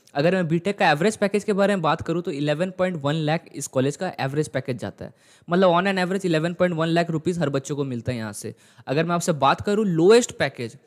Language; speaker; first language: Hindi; native; Hindi